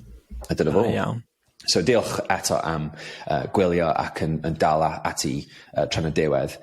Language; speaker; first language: Welsh; non-native, fluent; English